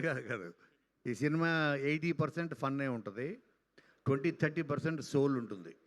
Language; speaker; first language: Telugu; native; Telugu